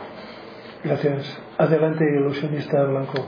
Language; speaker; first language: Spanish; native; Spanish